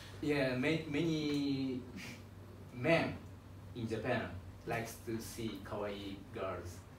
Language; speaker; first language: English; non-native, learner; Japanese